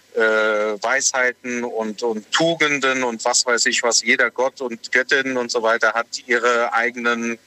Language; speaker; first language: German; native; German